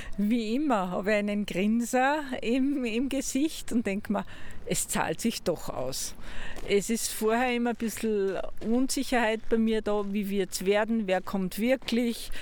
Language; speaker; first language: German; native; German